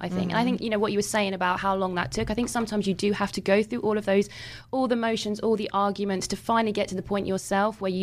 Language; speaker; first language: English; native; English